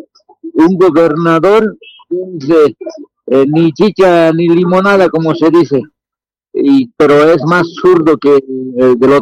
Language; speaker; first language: Spanish; native; Spanish